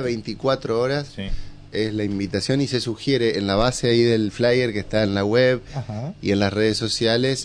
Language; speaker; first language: Spanish; native; Spanish